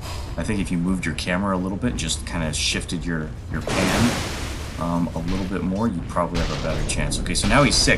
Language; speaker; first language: English; native; English